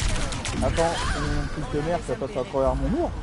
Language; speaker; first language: French; native; French